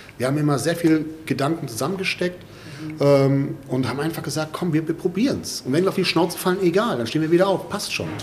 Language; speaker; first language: German; native; German